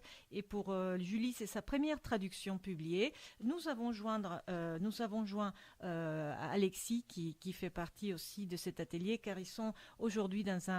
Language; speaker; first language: French; non-native, fluent; Spanish